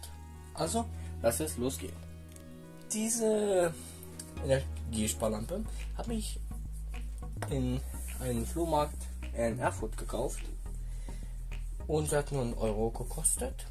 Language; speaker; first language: German; non-native, fluent; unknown